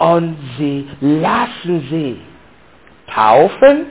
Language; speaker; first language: German; non-native, learner; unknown